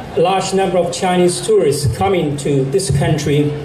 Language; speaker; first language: English; non-native, fluent; Chinese